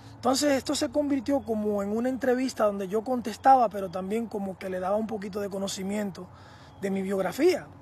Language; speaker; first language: Spanish; early bilingual, heritage; Spanish